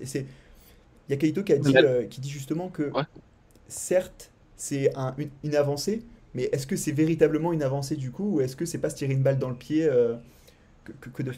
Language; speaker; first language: French; native; French